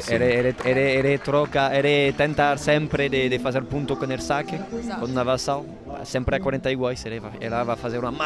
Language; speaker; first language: Portuguese; non-native, learner; Italian